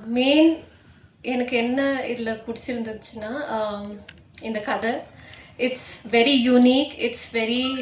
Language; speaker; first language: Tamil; non-native, local second language; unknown